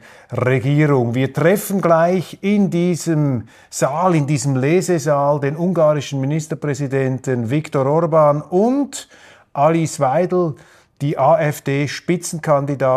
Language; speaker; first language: German; native; German